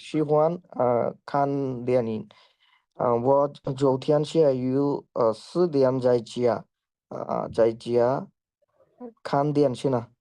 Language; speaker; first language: Chinese; non-native, learner; Bangla